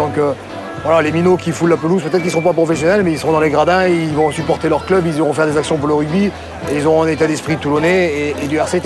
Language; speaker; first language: French; native; French